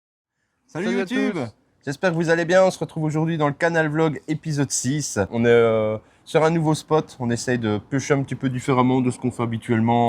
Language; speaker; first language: French; native; French